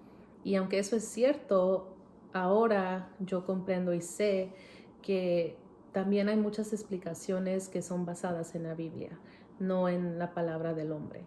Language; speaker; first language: Spanish; early bilingual, heritage; Spanish